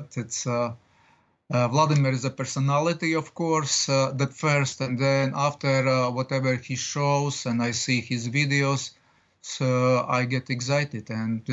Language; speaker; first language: English; non-native, learner; Latvian